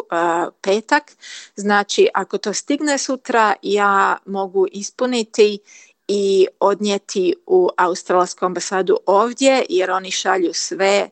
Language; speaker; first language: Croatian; early bilingual, heritage; Croatian